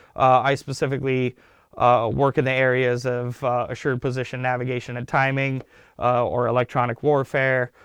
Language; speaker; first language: English; early bilingual, other home language; Turkish